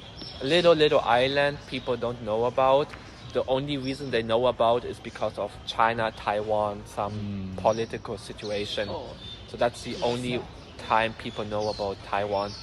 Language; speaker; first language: English; non-native, fluent; German